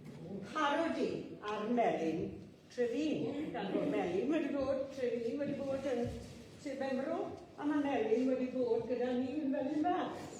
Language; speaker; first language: Welsh; native; Welsh